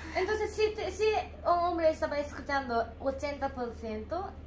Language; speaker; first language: Spanish; non-native, learner; Japanese